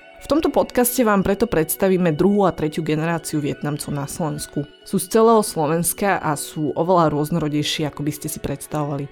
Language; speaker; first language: Slovak; early bilingual, other home language; Vietnamese